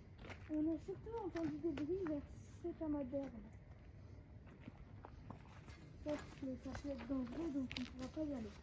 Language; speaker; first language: French; native; French